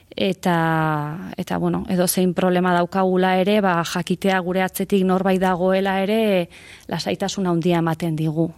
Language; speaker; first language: Basque; native; Basque